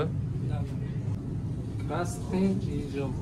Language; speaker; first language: Russian; non-native, learner; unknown